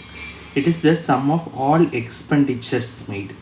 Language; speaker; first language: English; non-native, local second language; Tamil